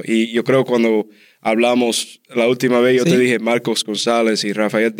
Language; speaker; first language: Spanish; early bilingual, heritage; Spanish